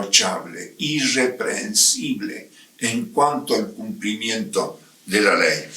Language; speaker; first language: Spanish; native; Spanish